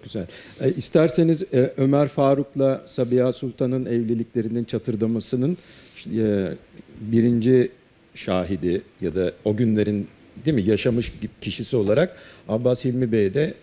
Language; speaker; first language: Turkish; native; Turkish